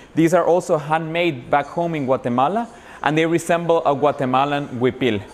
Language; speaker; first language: English; non-native, fluent; Spanish